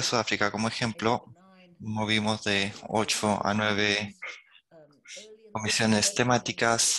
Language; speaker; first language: Spanish; non-native, fluent; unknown